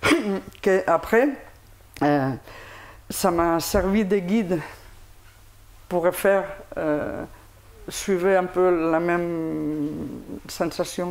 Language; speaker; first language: French; non-native, fluent; Spanish